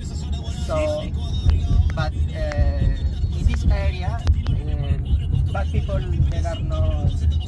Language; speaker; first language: English; non-native, learner; Spanish